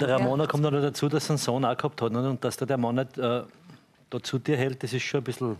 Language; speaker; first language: German; native; German